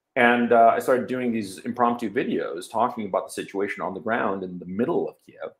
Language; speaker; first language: English; native; English